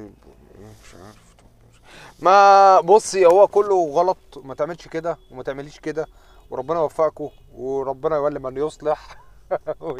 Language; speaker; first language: Arabic; native; Arabic